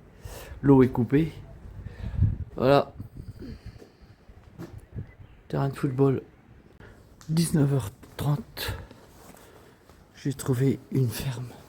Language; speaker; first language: French; native; French